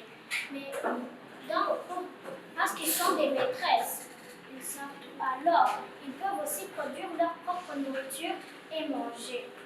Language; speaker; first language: French; non-native, learner; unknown